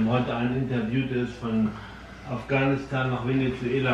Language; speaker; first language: German; native; German